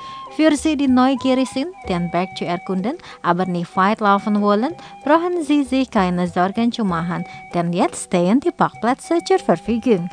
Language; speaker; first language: German; non-native, fluent; Indonesian